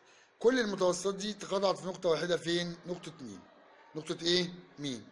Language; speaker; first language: Arabic; native; Arabic